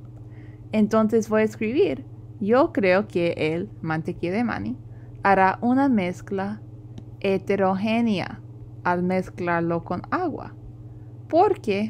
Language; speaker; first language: Spanish; non-native, fluent; English